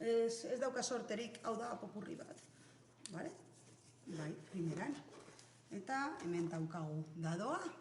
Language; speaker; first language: Basque; non-native, local second language; Spanish